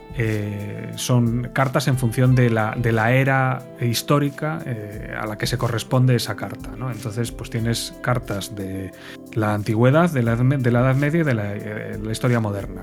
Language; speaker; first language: Spanish; native; Spanish